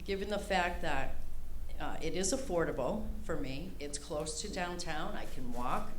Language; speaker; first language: English; native; English